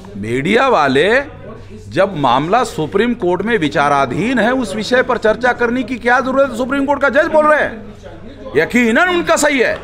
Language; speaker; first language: Hindi; non-native, local second language; Marathi